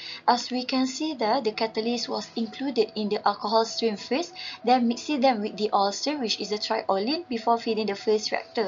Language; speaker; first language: English; non-native, local second language; Malay